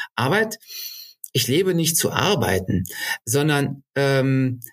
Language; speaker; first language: German; native; German